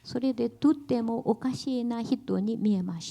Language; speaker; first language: Japanese; non-native, learner; Korean